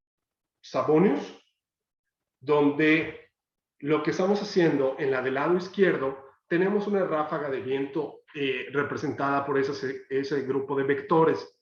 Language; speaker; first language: Spanish; native; Spanish